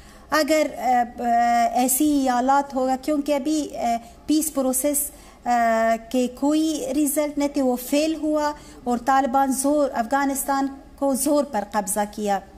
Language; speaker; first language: Hindi; non-native, learner; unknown